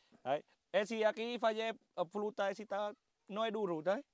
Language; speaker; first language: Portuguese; non-native, learner; Vietnamese